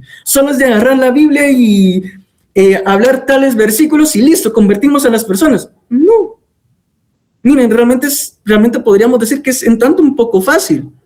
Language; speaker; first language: Spanish; native; Spanish